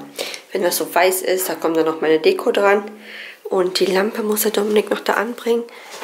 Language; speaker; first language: German; native; German